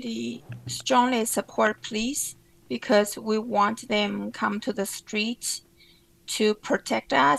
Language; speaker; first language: English; non-native, fluent; Chinese